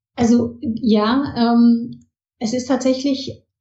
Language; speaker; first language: German; early bilingual, heritage; German